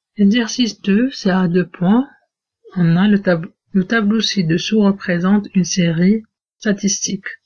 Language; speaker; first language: French; non-native, local second language; Arabic